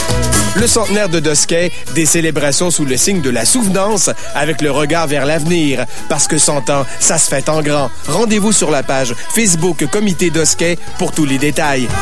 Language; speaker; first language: French; native; French